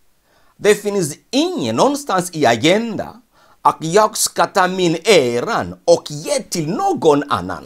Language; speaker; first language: Swedish; non-native, fluent; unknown